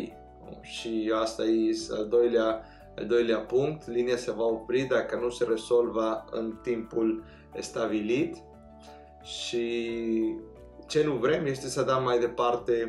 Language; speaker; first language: Romanian; non-native, fluent; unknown